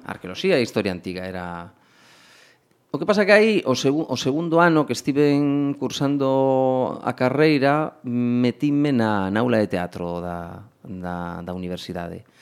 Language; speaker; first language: Galician; native; Galician